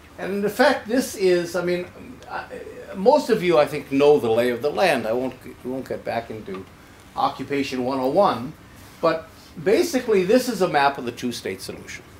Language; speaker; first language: English; native; English